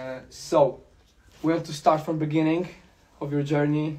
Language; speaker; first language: English; non-native, fluent; Polish